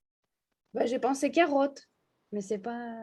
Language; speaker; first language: French; non-native, fluent; Russian